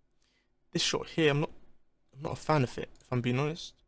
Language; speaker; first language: English; native; English